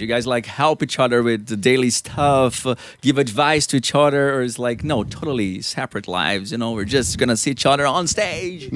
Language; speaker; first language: English; non-native, fluent; Portuguese